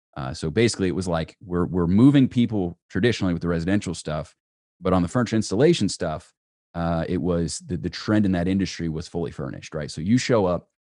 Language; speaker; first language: English; native; English